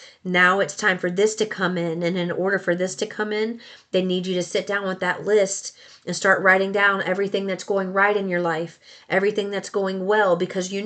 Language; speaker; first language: English; native; English